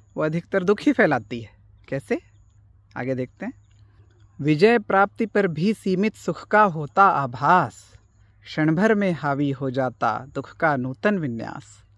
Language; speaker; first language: Hindi; native; Hindi